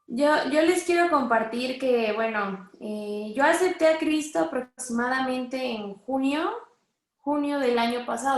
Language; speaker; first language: Spanish; native; Spanish